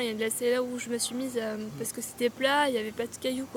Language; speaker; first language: French; native; French